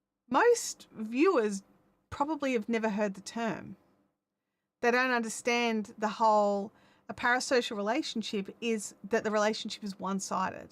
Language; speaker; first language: English; native; English